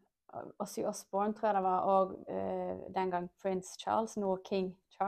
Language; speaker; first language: Norwegian; native; Norwegian